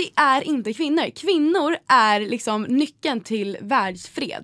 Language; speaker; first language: Swedish; native; Swedish